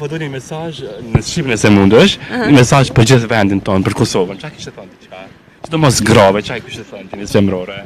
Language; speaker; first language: Albanian; native; Albanian